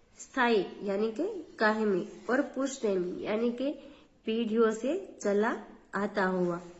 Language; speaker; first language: Hindi; non-native, local second language; Gujarati